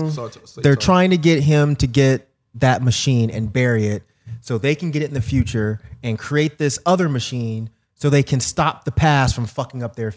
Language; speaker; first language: English; native; English